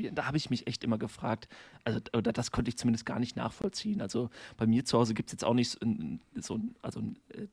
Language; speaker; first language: German; native; German